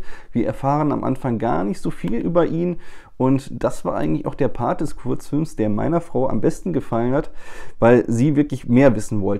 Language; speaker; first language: German; native; German